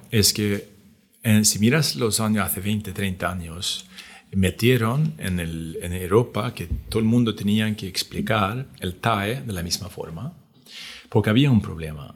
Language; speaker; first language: Spanish; non-native, fluent; Swedish